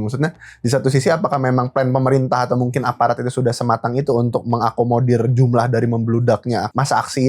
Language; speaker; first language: Indonesian; native; Indonesian